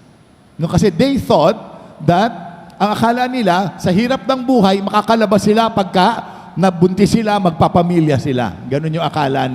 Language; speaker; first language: Filipino; native; Filipino